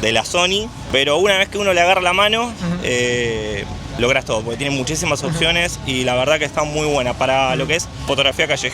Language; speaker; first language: Spanish; native; Spanish